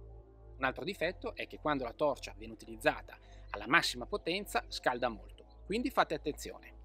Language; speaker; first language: Italian; native; Italian